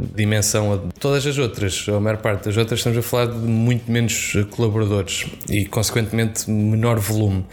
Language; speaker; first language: Portuguese; native; Portuguese